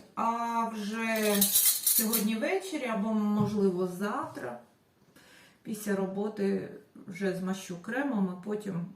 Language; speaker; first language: Ukrainian; non-native, local second language; Russian